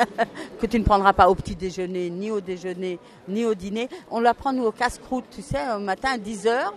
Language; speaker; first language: French; native; French